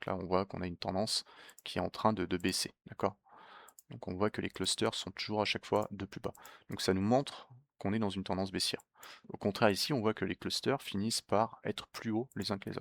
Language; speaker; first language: French; native; French